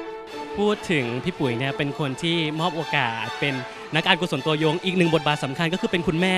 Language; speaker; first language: Thai; native; Thai